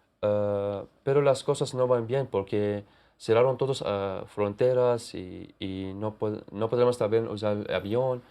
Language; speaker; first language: Spanish; non-native, fluent; Kurdish